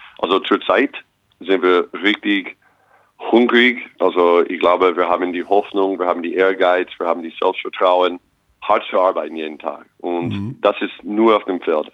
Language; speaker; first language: German; non-native, fluent; English